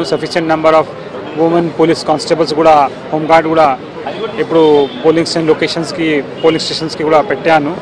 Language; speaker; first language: Telugu; non-native, local second language; Urdu